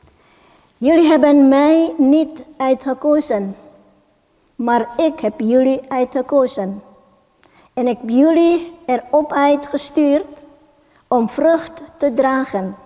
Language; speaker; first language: Dutch; non-native, fluent; Indonesian